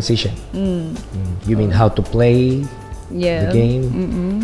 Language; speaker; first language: English; non-native, local second language; Filipino